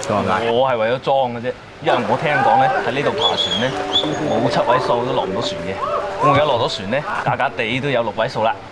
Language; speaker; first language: Cantonese; native; Cantonese